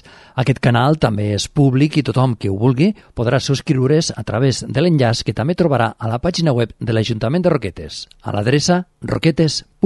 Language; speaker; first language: Catalan; native; Catalan